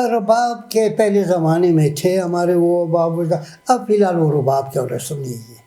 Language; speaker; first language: Urdu; non-native, local second language; Persian